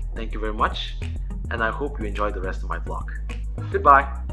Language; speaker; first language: English; non-native, local second language; Malay